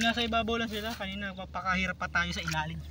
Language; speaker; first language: Filipino; native; Filipino